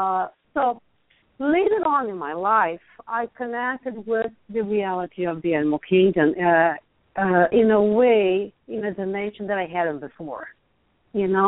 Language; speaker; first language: English; non-native, fluent; Portuguese